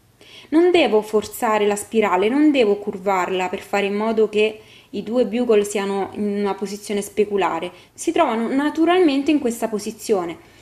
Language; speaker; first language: Italian; native; Italian